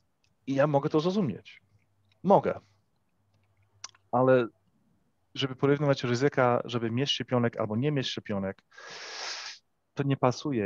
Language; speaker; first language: Polish; early bilingual, heritage; English